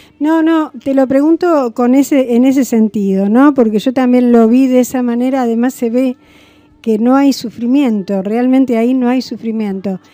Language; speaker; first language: Spanish; native; Spanish